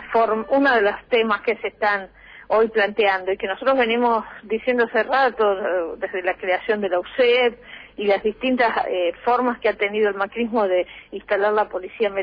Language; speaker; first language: Spanish; native; Spanish